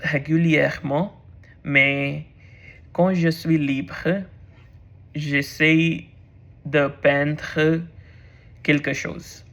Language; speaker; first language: French; non-native, learner; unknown